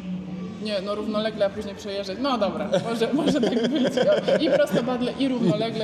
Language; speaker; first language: Polish; native; Polish